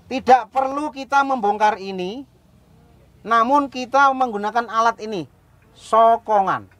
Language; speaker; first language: Indonesian; non-native, local second language; Javanese